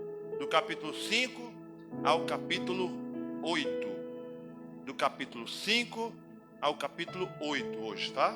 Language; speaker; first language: Portuguese; native; Portuguese